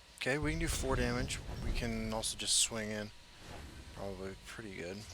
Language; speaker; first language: English; native; English